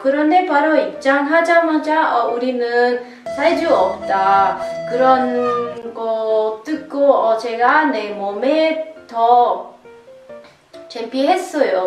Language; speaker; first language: Korean; non-native, learner; Italian